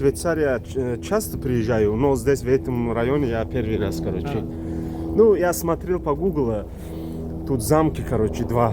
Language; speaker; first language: Russian; non-native, learner; Tajik